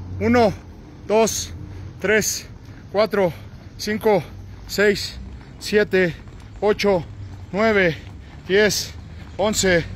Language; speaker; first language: Spanish; native; Spanish